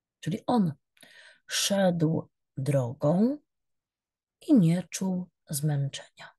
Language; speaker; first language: Polish; native; Polish